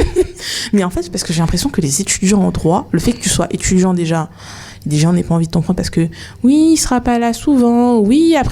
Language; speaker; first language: French; native; French